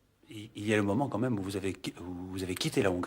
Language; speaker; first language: French; native; French